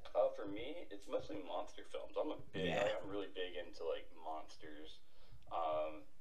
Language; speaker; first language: English; native; English